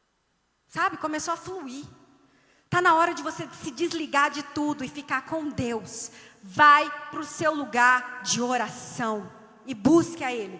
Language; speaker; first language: Portuguese; native; Portuguese